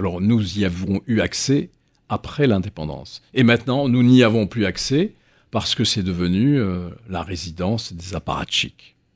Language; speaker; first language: French; native; French